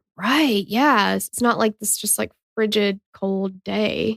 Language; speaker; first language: English; native; English